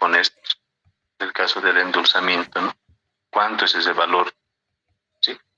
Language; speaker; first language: Spanish; native; Spanish